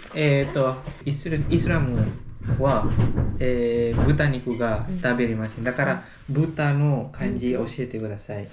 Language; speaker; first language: Japanese; non-native, learner; Indonesian